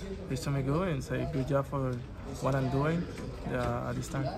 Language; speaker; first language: English; non-native, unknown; Spanish